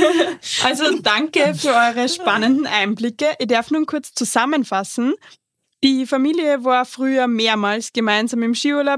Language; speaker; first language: German; native; German